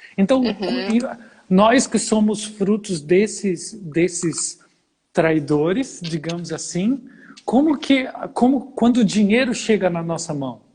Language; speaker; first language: Portuguese; native; Portuguese